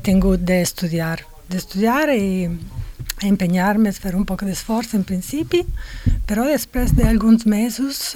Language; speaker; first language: Catalan; non-native, fluent; Italian